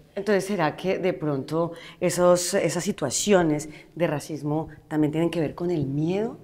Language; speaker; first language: Spanish; native; Spanish